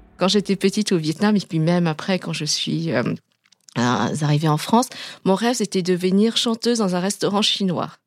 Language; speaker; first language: French; early bilingual, other home language; Vietnamese